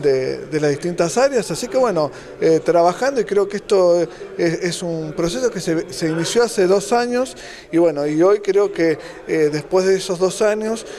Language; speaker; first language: Spanish; native; Spanish